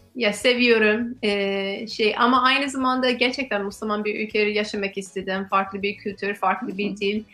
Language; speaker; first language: Turkish; non-native, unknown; English